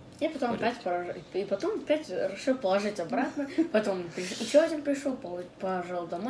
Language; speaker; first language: Russian; early bilingual, heritage; Russian